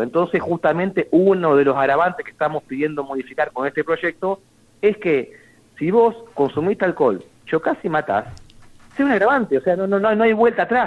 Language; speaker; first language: Spanish; native; Spanish